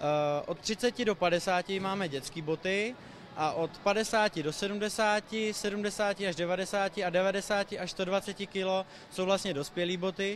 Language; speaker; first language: Czech; native; Czech